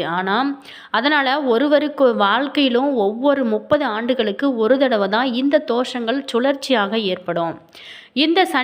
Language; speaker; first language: Tamil; native; Tamil